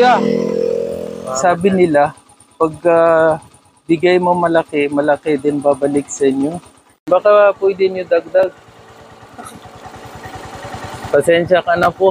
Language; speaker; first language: Filipino; non-native, learner; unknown